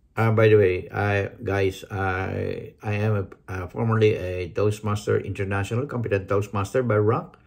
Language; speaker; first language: English; non-native, local second language; Filipino